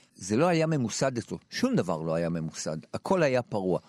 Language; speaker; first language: Hebrew; native; Hebrew